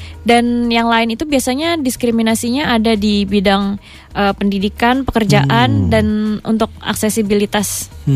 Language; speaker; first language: Indonesian; native; Indonesian